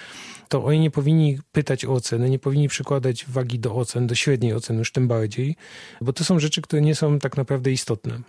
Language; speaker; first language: Polish; native; Polish